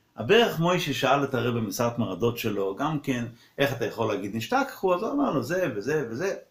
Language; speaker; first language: Hebrew; non-native, local second language; Yiddish